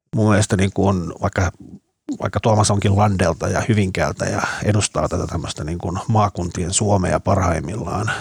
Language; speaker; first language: Finnish; early bilingual, other home language; Danish